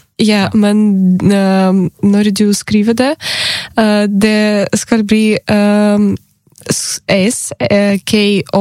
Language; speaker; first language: Norwegian; non-native, learner; Ukrainian